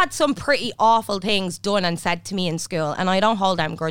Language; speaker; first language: English; native; English